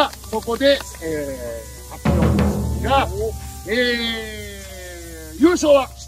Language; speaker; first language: Japanese; native; Japanese